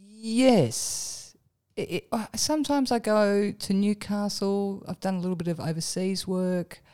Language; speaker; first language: English; native; English